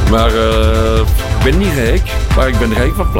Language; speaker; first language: Dutch; non-native, local second language; French